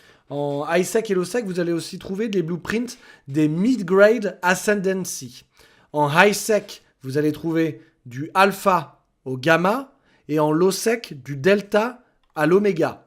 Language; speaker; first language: French; native; French